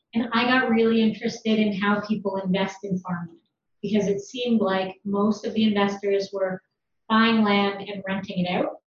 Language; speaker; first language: English; native; English